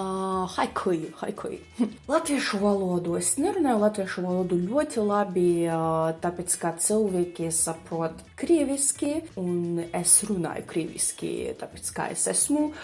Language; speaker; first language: Latvian; non-native, learner; Russian